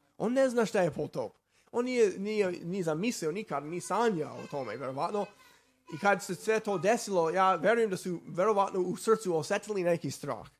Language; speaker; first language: Serbian; non-native, fluent; Slovak